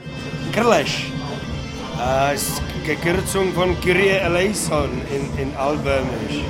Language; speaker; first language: German; non-native, learner; Czech